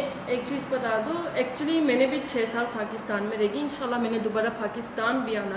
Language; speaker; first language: Hindi; non-native, learner; Turkish